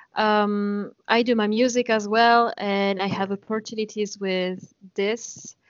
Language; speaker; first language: English; non-native, fluent; French